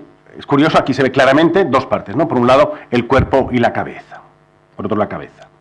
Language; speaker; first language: Spanish; native; Spanish